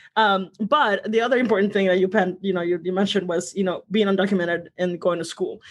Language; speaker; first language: English; early bilingual, other home language; Spanish